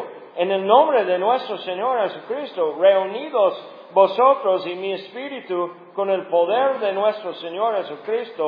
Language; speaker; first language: Spanish; non-native, fluent; English